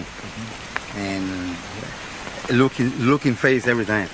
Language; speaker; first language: English; non-native, learner; Spanish